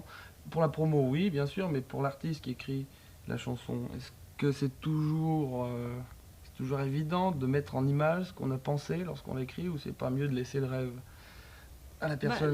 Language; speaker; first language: French; native; French